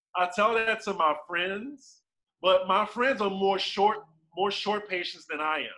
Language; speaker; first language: English; native; English